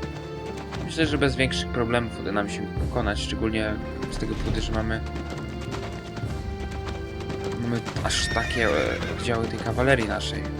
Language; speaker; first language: Polish; native; Polish